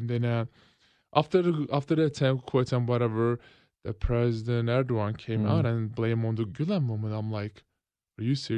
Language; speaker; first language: English; non-native, fluent; Turkish